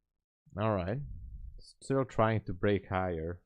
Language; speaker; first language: English; non-native, fluent; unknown